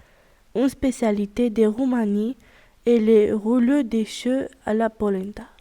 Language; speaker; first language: French; non-native, learner; Romanian